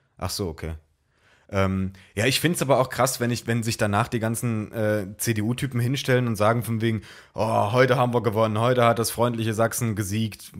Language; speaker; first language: German; native; German